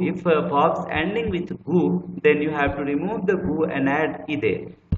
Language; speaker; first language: English; non-native, local second language; Nepali